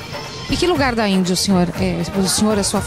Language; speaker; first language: Portuguese; native; Portuguese